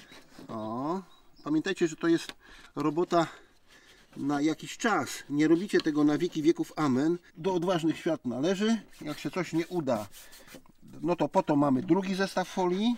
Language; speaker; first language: Polish; native; Polish